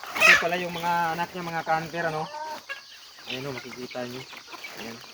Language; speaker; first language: Filipino; non-native, local second language; Cebuano